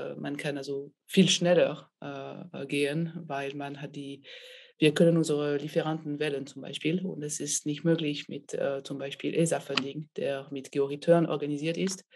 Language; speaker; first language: German; non-native, fluent; French